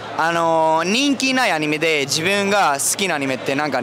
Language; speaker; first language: Japanese; early bilingual, heritage; Spanish